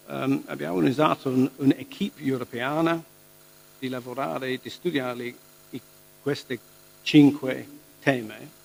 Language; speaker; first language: Italian; non-native, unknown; English